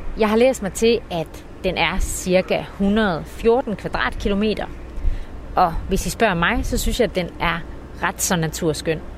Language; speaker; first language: Danish; native; Danish